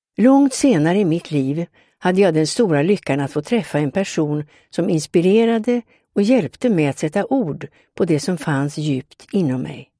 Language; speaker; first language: Swedish; native; Swedish